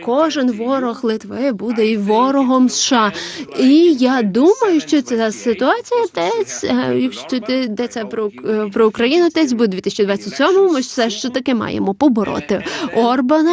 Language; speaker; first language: Ukrainian; non-native, learner; Lithuanian